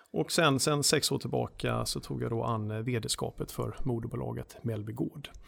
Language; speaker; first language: Swedish; native; Swedish